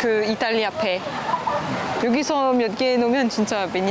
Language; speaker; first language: Korean; non-native, learner; French